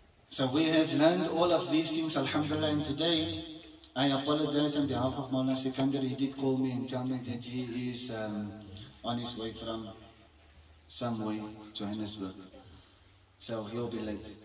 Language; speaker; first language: English; native; English